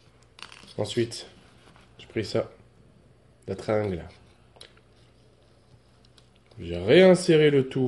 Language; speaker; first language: French; native; French